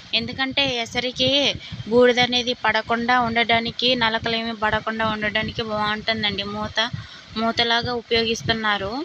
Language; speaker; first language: Telugu; non-native, local second language; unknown